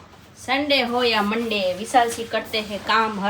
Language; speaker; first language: Hindi; non-native, local second language; Gujarati